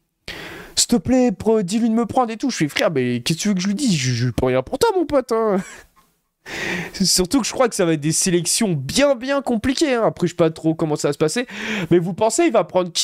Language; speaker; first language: French; native; French